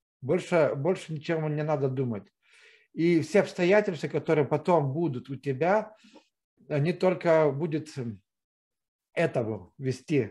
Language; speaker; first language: Russian; non-native, fluent; Lithuanian